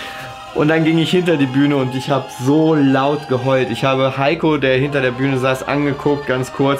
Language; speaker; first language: German; native; German